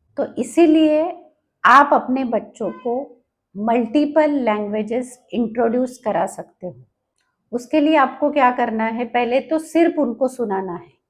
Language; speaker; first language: Hindi; non-native, local second language; Marathi